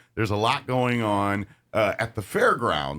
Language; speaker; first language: English; native; English